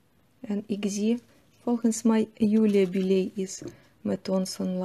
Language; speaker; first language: Dutch; non-native, fluent; Russian